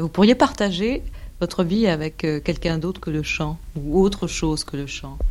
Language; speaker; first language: French; native; French